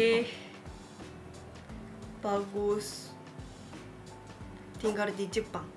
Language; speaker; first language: Indonesian; non-native, learner; Japanese